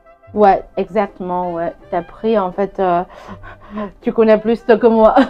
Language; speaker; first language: French; non-native, fluent; Chinese